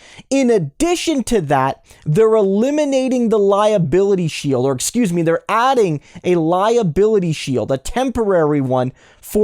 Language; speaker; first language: English; native; English